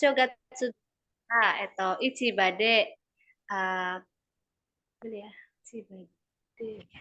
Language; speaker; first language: Japanese; non-native, learner; Indonesian